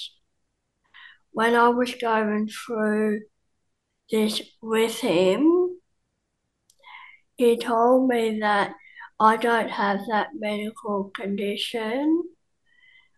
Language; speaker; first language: English; native; English